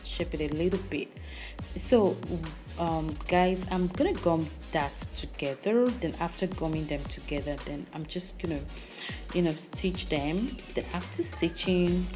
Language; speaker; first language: English; non-native, local second language; Yoruba